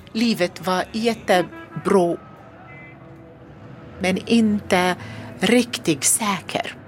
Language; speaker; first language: Swedish; non-native, learner; Arabic